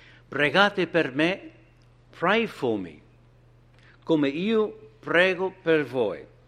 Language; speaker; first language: Italian; native; Italian